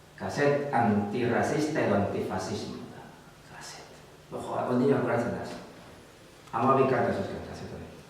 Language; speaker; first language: Basque; non-native, fluent; Spanish